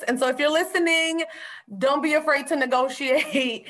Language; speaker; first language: English; early bilingual, other home language; Spanish